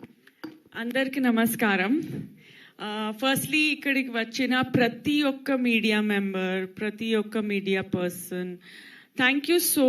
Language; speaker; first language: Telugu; non-native, local second language; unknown